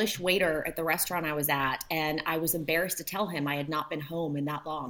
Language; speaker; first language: English; early bilingual, other home language; Polish